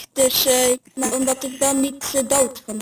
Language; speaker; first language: Dutch; early bilingual, heritage; Dutch